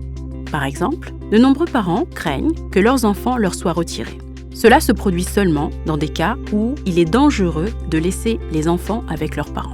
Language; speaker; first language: French; native; French